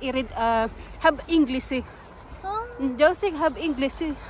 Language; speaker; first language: Arabic; non-native, learner; Filipino